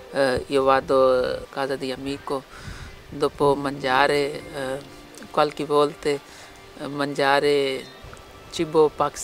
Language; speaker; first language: Italian; non-native, learner; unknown